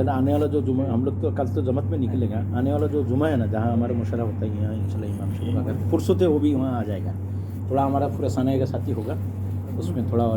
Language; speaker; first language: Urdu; non-native, fluent; Bangla